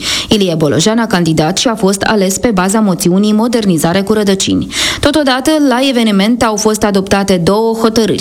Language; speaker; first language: Romanian; native; Romanian